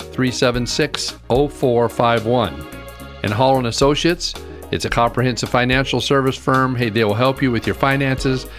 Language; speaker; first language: English; native; English